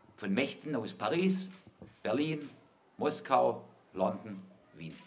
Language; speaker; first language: German; native; German